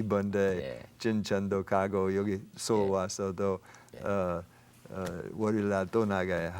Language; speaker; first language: Korean; non-native, fluent; English